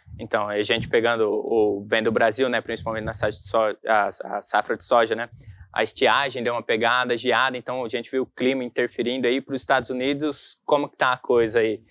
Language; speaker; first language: Portuguese; native; Portuguese